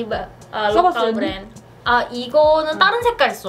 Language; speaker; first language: Korean; early bilingual, heritage; Korean